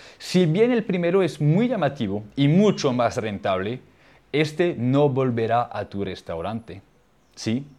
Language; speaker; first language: Spanish; non-native, fluent; French